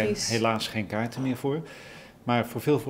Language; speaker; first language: Dutch; native; Dutch